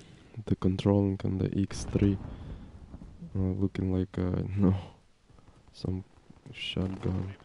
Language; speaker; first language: English; non-native, learner; Ukrainian